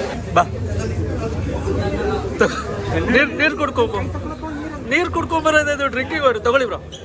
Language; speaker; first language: Kannada; native; Kannada